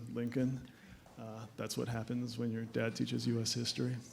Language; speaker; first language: English; native; English